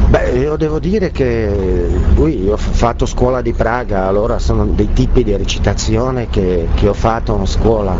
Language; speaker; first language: Italian; non-native, learner; Czech